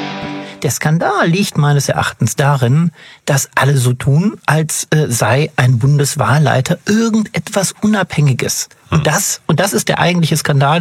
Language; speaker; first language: German; native; German